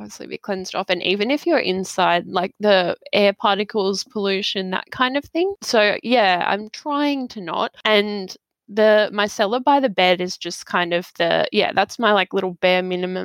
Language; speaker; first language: English; native; English